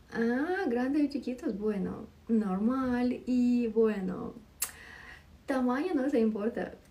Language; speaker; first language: Spanish; non-native, learner; Russian